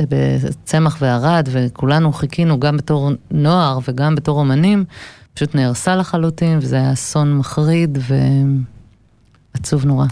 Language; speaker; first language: Hebrew; early bilingual, other home language; English